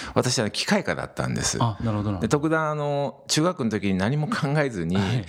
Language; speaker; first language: Japanese; native; Japanese